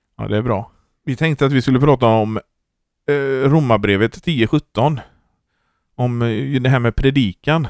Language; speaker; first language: Swedish; native; Swedish